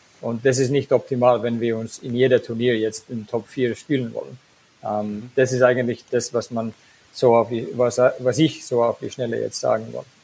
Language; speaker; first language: German; non-native, fluent; Finnish